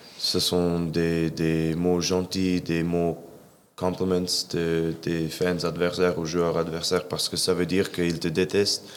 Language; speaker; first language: French; non-native, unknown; English